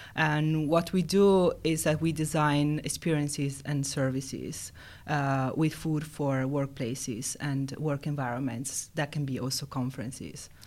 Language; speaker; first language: English; non-native, fluent; Italian